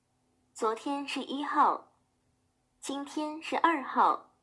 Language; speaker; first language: Chinese; non-native, learner; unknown